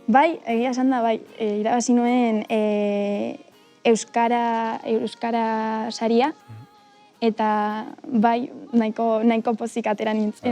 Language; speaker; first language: Basque; non-native, local second language; Spanish